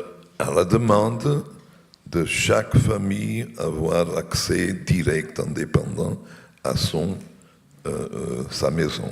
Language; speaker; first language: French; non-native, fluent; Portuguese